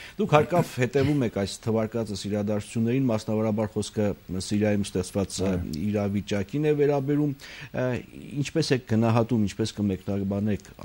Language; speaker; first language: Armenian; native; Armenian